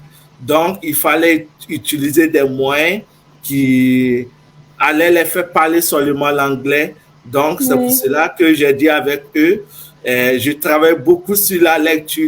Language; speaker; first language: French; non-native, fluent; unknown